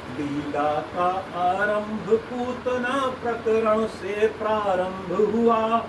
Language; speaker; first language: Hindi; native; Hindi